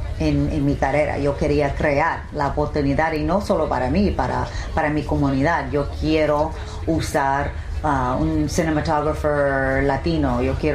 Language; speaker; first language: Spanish; early bilingual, heritage; English